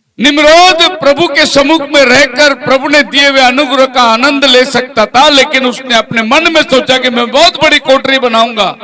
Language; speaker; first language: Hindi; non-native, local second language; Tamil